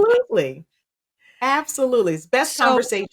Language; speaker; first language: English; native; English